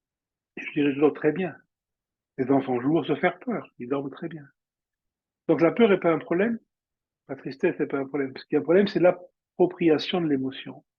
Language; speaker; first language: French; native; French